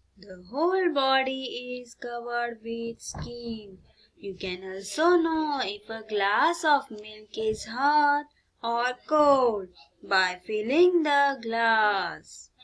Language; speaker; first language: English; non-native, local second language; Marathi